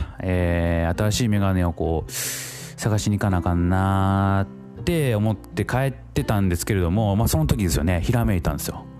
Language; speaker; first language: Japanese; native; Japanese